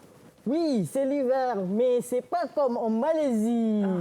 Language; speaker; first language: French; non-native, fluent; Malay